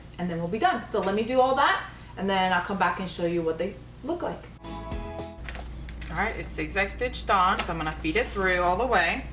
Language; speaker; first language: English; native; English